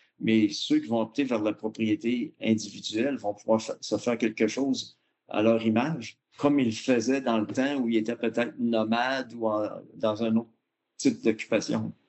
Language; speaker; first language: French; native; French